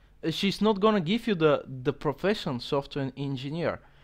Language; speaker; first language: English; non-native, learner; Bulgarian